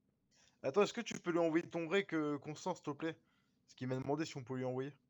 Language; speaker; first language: French; native; French